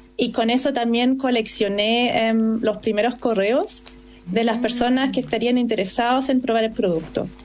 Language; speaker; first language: Spanish; non-native, fluent; German